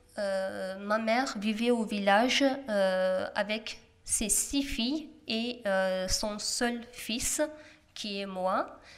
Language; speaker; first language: French; non-native, fluent; Kurdish